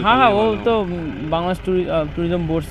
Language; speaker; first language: Hindi; non-native, learner; Bangla